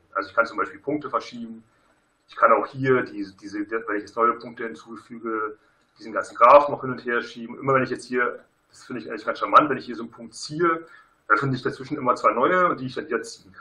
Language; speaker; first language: German; native; German